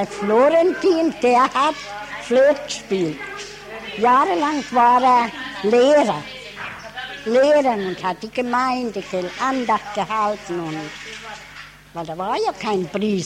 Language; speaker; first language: German; early bilingual, heritage; German